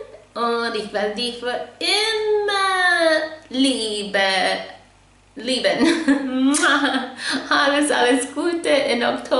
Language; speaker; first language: German; non-native, fluent; English